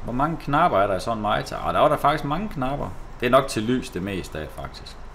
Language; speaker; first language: Danish; native; Danish